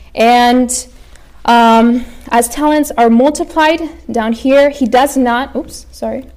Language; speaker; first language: English; early bilingual, other home language; Spanish